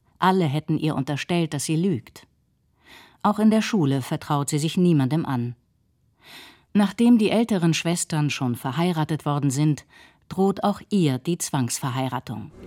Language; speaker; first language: German; native; German